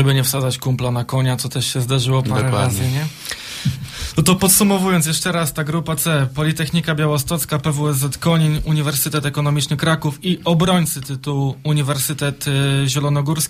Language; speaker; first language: Polish; native; Polish